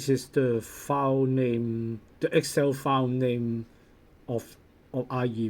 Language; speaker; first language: English; non-native, learner; Cantonese